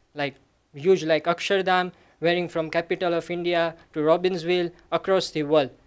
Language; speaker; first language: English; non-native, local second language; Gujarati